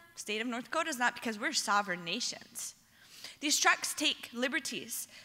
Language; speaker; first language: English; native; English